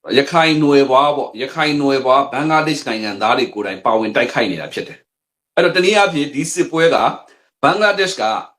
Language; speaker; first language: Burmese; native; Burmese